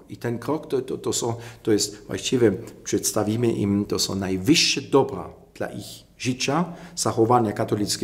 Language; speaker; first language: Polish; non-native, fluent; German